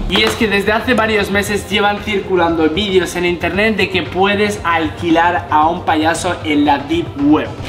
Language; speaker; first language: Spanish; native; Spanish